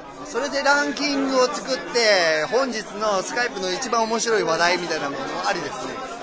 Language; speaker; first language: Japanese; native; Japanese